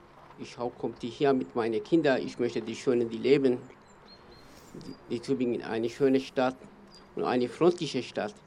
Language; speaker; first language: German; non-native, learner; Kurdish